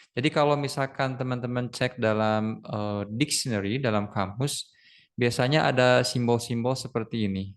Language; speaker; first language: Indonesian; native; Indonesian